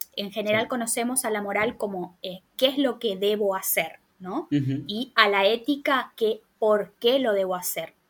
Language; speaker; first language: Spanish; native; Spanish